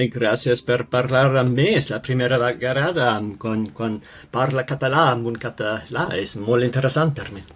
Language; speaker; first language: Catalan; non-native, learner; English